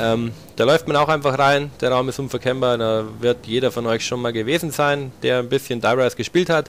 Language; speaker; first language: German; native; German